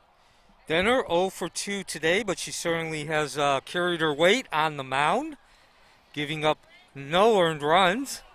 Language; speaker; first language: English; native; English